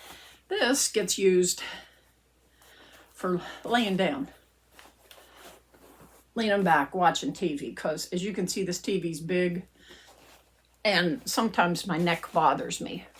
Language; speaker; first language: English; native; English